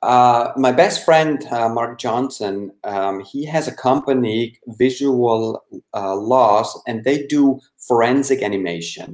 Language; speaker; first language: English; non-native, fluent; Swiss German